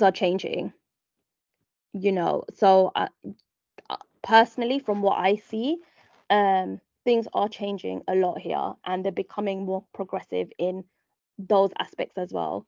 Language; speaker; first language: English; native; English